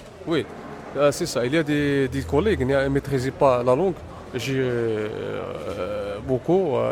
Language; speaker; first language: French; non-native, learner; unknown